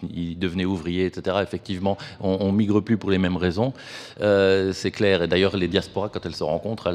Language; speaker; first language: French; native; French